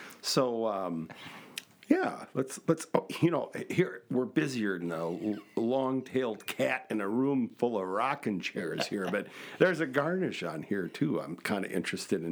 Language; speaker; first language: English; native; English